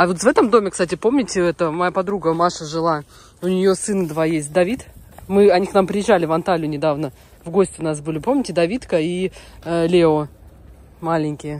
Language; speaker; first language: Russian; native; Russian